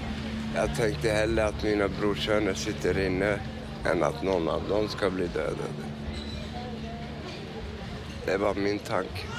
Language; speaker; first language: Swedish; non-native, fluent; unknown